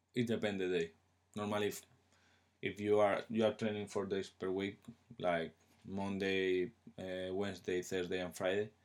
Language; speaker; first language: English; non-native, learner; Spanish